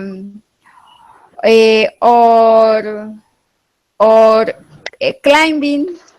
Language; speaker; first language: English; non-native, learner; Spanish